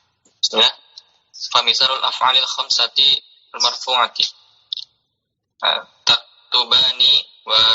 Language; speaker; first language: Arabic; non-native, learner; Indonesian